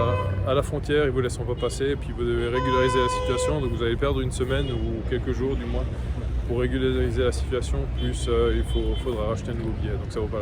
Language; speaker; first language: French; native; French